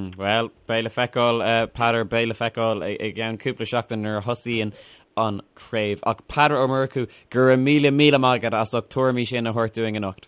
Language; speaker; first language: Irish; non-native, local second language; English